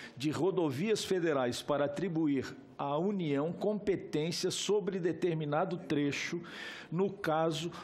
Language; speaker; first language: Portuguese; native; Portuguese